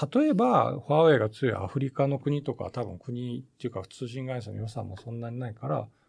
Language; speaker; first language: Japanese; native; Japanese